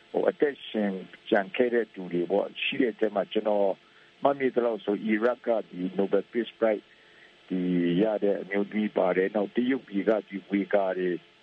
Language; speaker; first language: Burmese; non-native, local second language; Kachin